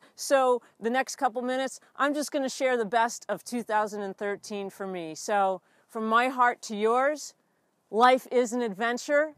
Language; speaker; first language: English; native; English